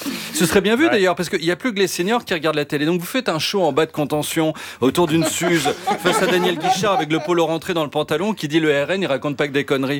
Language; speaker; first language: French; native; French